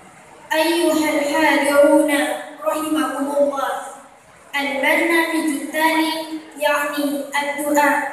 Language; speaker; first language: Arabic; non-native, learner; Madurese